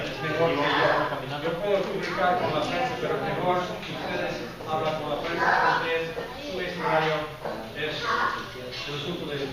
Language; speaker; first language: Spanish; non-native, fluent; English